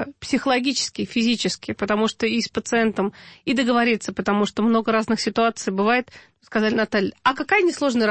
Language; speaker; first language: Russian; native; Russian